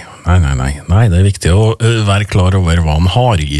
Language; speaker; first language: Norwegian; native; Norwegian